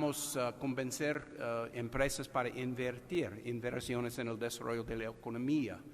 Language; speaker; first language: Spanish; non-native, fluent; English